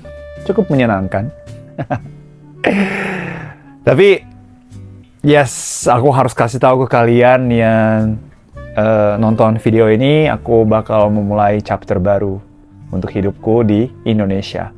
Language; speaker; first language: Indonesian; non-native, fluent; Japanese